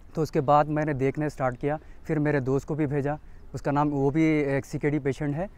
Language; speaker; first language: Hindi; non-native, local second language; Urdu